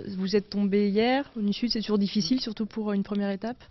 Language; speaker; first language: French; native; French